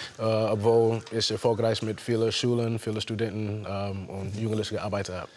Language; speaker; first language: German; non-native, fluent; English